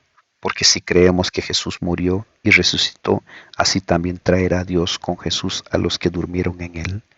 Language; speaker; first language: Spanish; native; Spanish